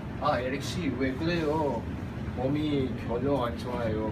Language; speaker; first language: Korean; non-native, learner; Filipino